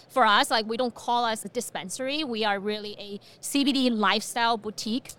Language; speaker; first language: English; non-native, fluent; Chinese